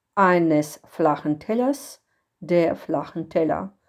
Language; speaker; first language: German; non-native, fluent; Russian